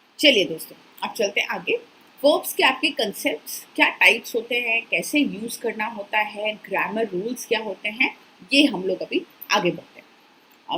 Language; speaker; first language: Hindi; native; Hindi